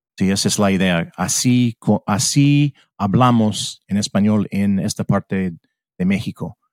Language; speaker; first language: Spanish; non-native, fluent; English